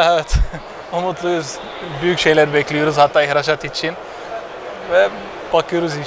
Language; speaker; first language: Turkish; non-native, fluent; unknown